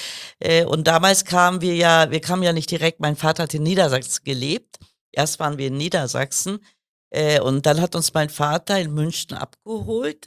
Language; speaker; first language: German; early bilingual, other home language; Kurdish